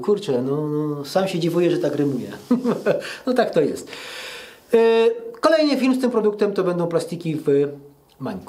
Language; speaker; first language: Polish; native; Polish